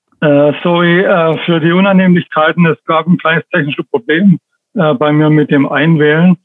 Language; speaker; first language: German; native; German